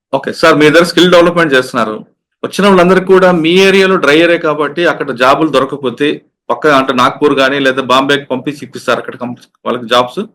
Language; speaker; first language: Telugu; native; Telugu